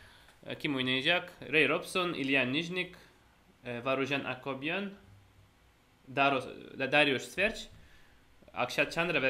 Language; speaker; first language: Turkish; non-native, fluent; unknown